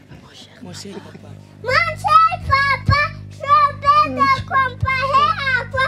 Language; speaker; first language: French; non-native, learner; Kinyarwanda